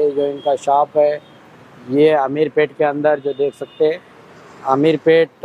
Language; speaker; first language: Hindi; non-native, local second language; Telugu